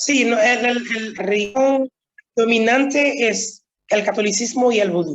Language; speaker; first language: Spanish; non-native, local second language; Haitian Creole